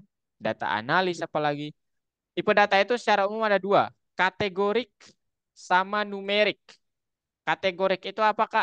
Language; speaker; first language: Indonesian; native; Indonesian